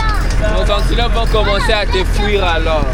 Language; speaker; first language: French; native; French